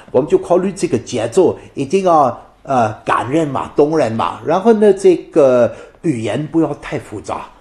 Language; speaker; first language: Chinese; non-native, fluent; German